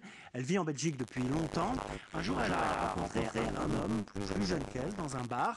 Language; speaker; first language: French; native; French